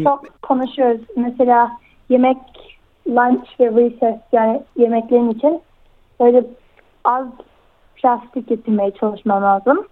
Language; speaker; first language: Turkish; early bilingual, heritage; Turkish